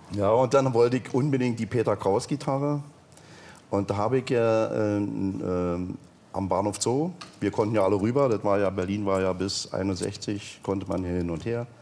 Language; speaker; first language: German; native; German